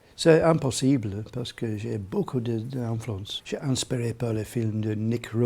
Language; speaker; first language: French; non-native, learner; English